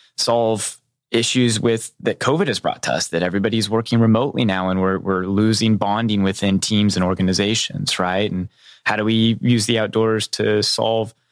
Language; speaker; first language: English; native; English